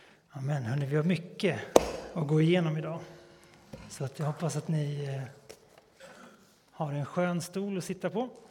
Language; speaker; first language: Swedish; native; Swedish